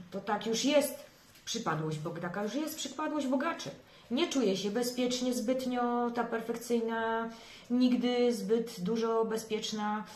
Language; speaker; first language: Polish; native; Polish